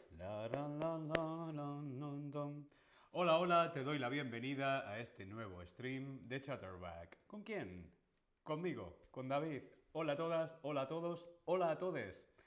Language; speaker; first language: Spanish; native; Spanish